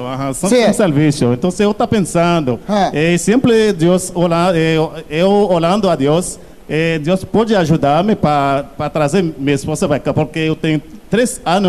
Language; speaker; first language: Portuguese; non-native, learner; Haitian Creole